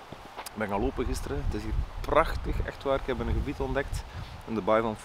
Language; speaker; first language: Dutch; native; Dutch